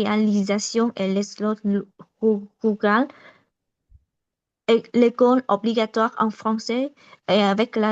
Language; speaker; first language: French; non-native, learner; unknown